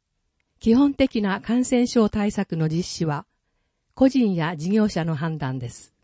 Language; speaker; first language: Japanese; native; Japanese